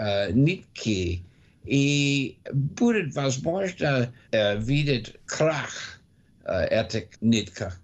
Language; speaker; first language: Russian; non-native, learner; English